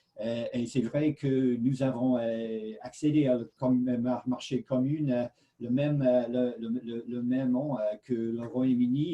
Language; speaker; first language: French; non-native, fluent; English